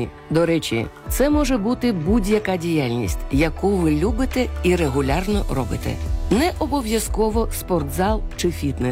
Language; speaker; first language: Ukrainian; native; Ukrainian